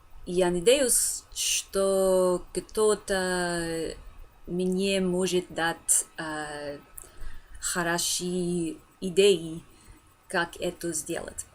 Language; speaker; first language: Russian; non-native, learner; English